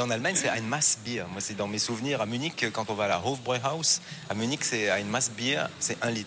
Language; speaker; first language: French; native; French